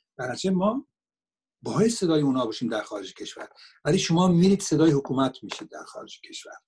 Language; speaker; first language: Persian; native; Persian